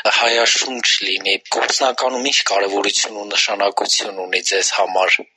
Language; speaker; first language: Armenian; native; Armenian